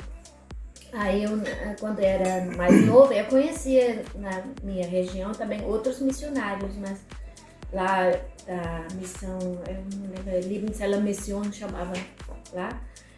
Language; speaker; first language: Portuguese; non-native, fluent; German